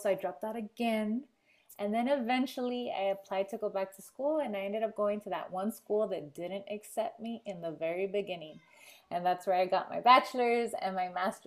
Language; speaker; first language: English; native; English